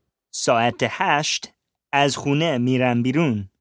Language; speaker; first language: Persian; non-native, learner; English